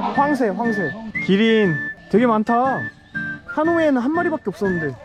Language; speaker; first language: Korean; native; Korean